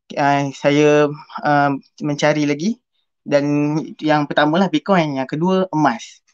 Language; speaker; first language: Malay; native; Malay